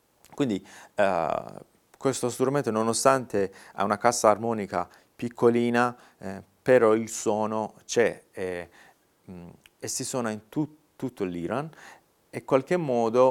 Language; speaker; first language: Italian; non-native, fluent; Persian